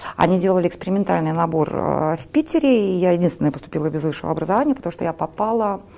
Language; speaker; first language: Russian; native; Russian